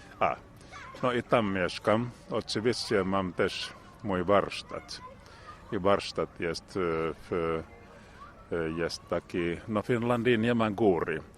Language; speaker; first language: Polish; non-native, learner; Finnish